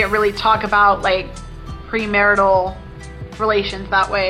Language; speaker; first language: English; early bilingual, other home language; Spanish